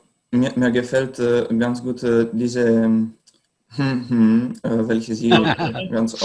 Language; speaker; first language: German; non-native, learner; Romanian